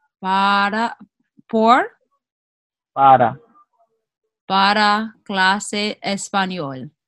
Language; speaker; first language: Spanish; non-native, learner; English